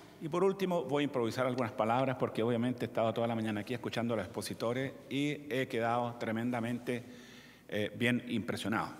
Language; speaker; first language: Spanish; native; Spanish